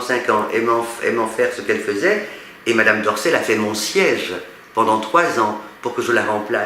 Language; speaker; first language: French; native; French